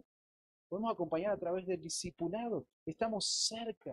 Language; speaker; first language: Spanish; native; Spanish